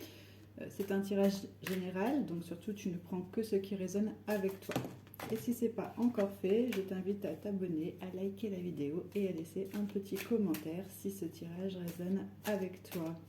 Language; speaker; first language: French; native; French